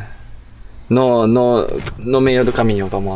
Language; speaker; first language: Portuguese; non-native, fluent; Japanese